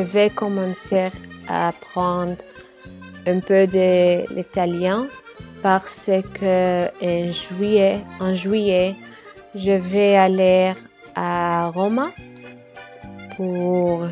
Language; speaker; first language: French; non-native, learner; Arabic